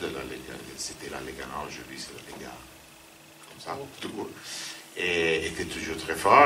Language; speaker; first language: French; non-native, fluent; Italian